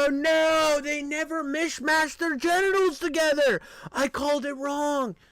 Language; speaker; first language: English; native; English